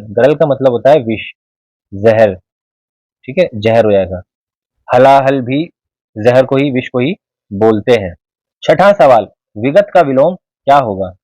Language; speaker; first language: Hindi; native; Hindi